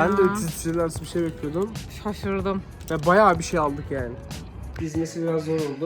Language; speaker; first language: Turkish; native; Turkish